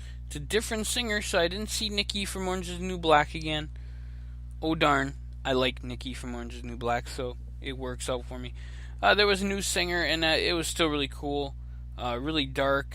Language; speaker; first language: English; native; English